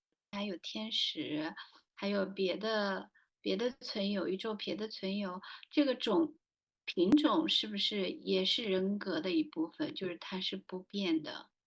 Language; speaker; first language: Chinese; native; Chinese